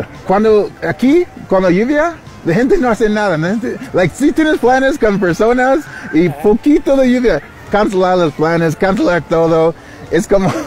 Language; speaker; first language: Spanish; non-native, learner; English